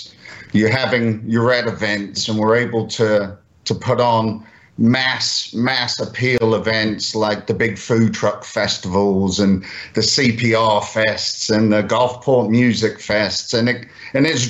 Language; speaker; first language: English; native; English